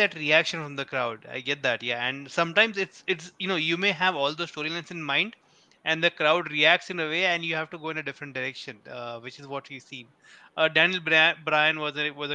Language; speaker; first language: English; non-native, local second language; Hindi